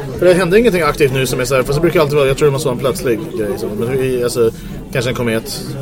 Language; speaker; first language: Swedish; non-native, fluent; English